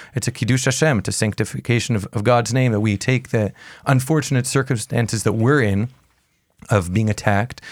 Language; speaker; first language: English; native; English